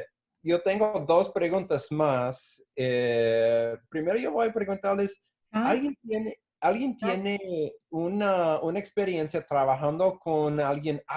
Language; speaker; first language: Spanish; non-native, fluent; English